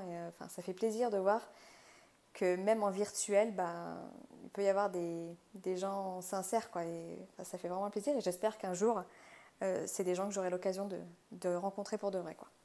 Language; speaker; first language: French; native; French